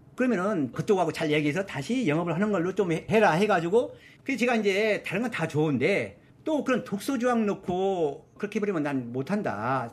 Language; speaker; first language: Korean; native; Korean